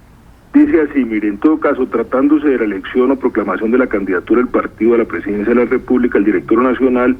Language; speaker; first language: Spanish; native; Spanish